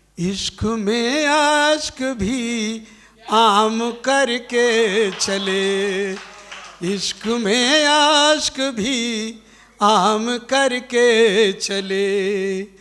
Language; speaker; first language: Hindi; native; Hindi